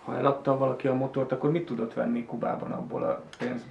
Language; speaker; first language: Hungarian; native; Hungarian